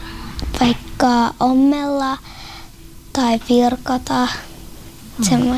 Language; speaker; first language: Finnish; non-native, learner; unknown